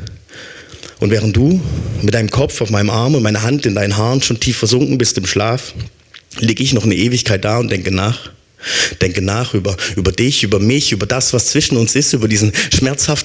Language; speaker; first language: German; native; German